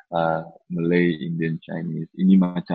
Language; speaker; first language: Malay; non-native, local second language; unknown